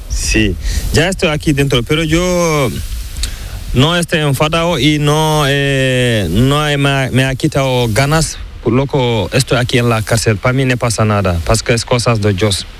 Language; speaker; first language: Spanish; non-native, learner; Fula